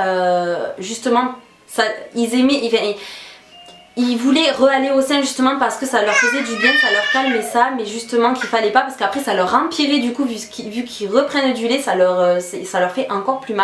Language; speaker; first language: French; native; French